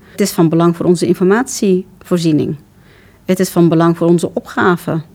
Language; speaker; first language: Dutch; early bilingual, other home language; Turkish